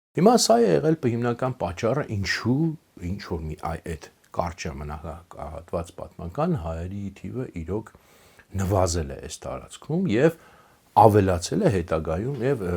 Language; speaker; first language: Armenian; native; Armenian